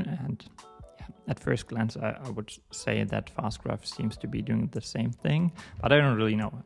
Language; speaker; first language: English; non-native, fluent; German